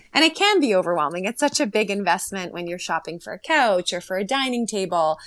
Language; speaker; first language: English; early bilingual, other home language; Slovak